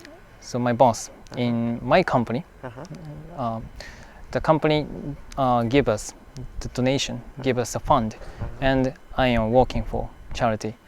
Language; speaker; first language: English; non-native, fluent; Japanese